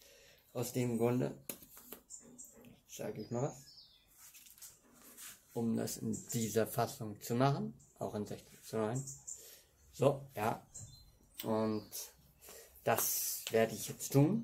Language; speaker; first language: German; native; German